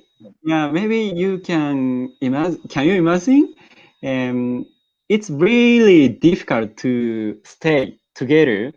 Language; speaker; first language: English; non-native, learner; Japanese